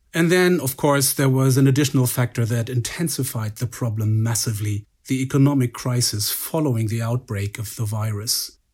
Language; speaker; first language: English; non-native, fluent; German